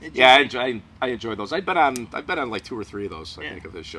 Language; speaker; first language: English; native; English